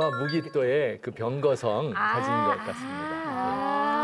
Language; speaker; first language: Korean; native; Korean